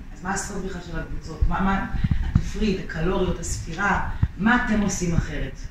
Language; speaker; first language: Hebrew; native; Hebrew